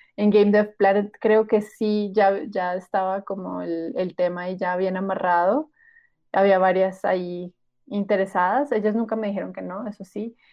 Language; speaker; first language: Spanish; native; Spanish